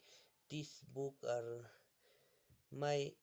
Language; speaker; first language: English; non-native, learner; Spanish